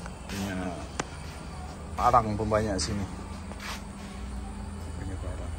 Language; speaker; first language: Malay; non-native, local second language; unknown